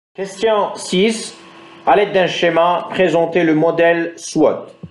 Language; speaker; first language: French; non-native, local second language; Arabic